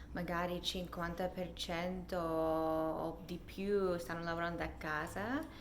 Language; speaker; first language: Italian; non-native, fluent; English